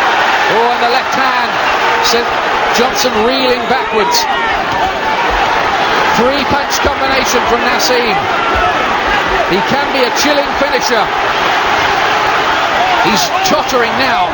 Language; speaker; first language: English; native; English